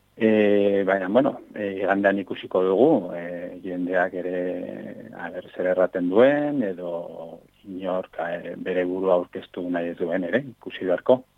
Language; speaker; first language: Basque; non-native, local second language; Spanish